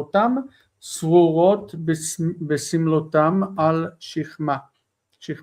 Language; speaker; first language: Hebrew; non-native, fluent; English